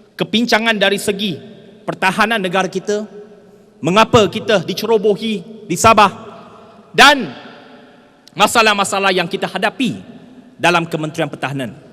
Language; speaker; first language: Malay; non-native, local second language; Chinese